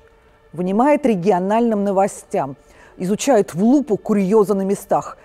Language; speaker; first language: Russian; native; Russian